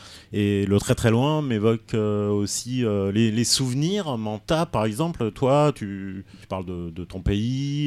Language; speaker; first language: French; native; French